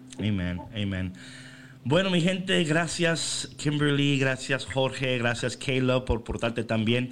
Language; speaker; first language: Spanish; native; Spanish